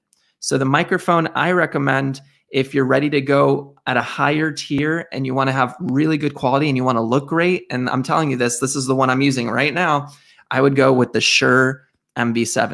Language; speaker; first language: English; native; English